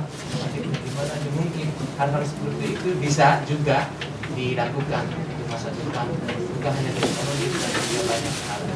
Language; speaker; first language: Indonesian; non-native, fluent; Japanese